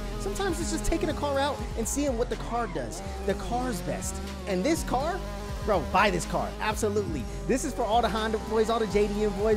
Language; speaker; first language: English; native; English